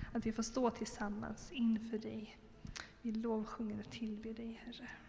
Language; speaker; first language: Swedish; native; Swedish